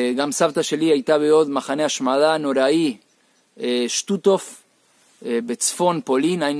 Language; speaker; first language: Hebrew; non-native, fluent; Spanish